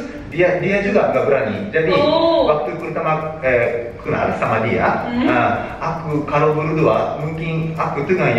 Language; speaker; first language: Indonesian; non-native, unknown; Japanese